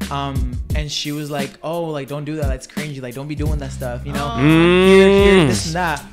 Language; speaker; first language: English; early bilingual, other home language; Spanish